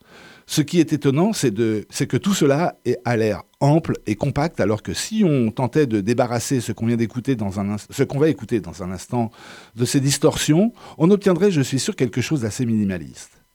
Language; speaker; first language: French; native; French